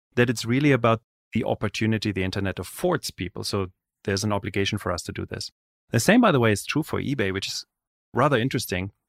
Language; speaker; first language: English; non-native, fluent; German